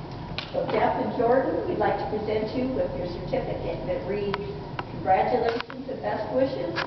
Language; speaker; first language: English; native; English